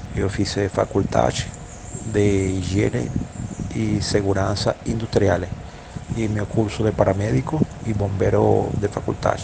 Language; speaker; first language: Portuguese; non-native, learner; Spanish